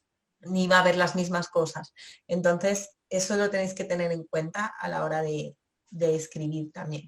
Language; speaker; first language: Spanish; native; Spanish